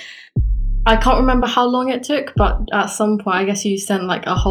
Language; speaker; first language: English; native; English